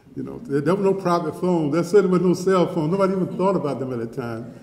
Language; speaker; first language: English; native; English